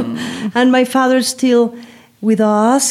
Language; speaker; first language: English; non-native, learner; Spanish